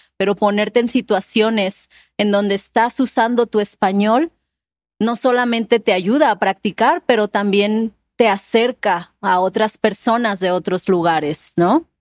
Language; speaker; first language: Spanish; native; Spanish